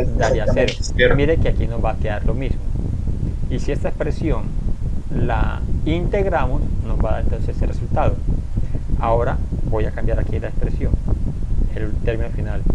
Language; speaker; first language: Spanish; native; Spanish